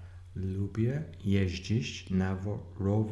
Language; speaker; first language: Polish; non-native, learner; English